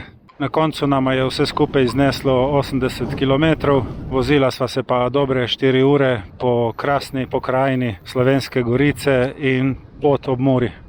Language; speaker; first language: Slovenian; native; Slovenian